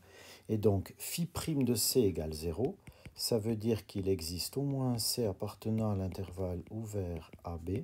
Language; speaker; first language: French; native; French